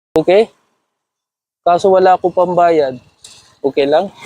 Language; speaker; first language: Filipino; non-native, learner; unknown